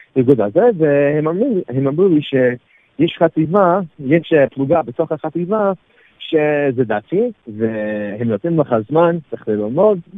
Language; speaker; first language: Hebrew; non-native, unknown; English